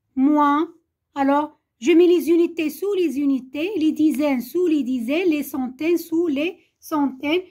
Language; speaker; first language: French; non-native, local second language; Arabic